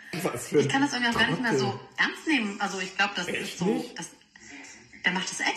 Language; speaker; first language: German; native; German